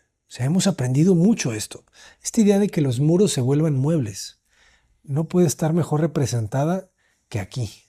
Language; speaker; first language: Spanish; native; Spanish